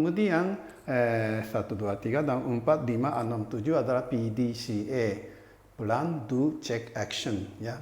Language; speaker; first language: Indonesian; non-native, fluent; Japanese